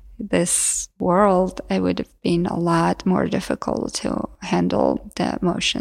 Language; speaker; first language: English; non-native, fluent; Georgian